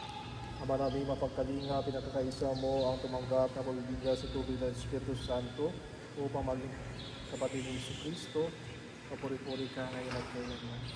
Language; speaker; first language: Filipino; native; Filipino